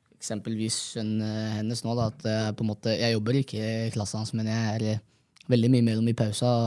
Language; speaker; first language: Norwegian; early bilingual, other home language; Somali